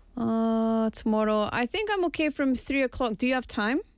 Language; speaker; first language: English; non-native, fluent; Korean